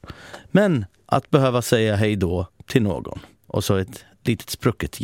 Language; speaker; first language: Swedish; native; Swedish